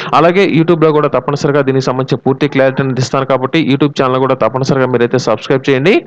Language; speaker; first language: Telugu; native; Telugu